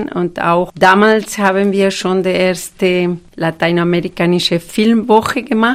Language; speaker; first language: German; non-native, fluent; Spanish